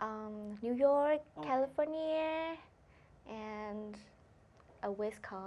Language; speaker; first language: English; non-native, learner; Thai